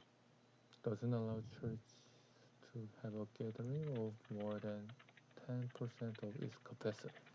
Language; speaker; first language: English; non-native, learner; Korean